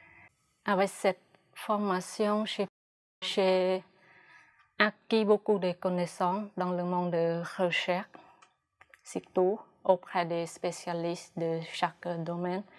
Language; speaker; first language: French; non-native, fluent; Khmer